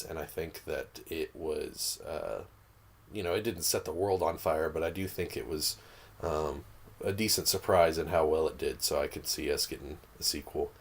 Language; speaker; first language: English; native; English